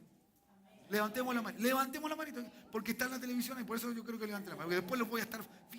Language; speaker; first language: Spanish; native; Spanish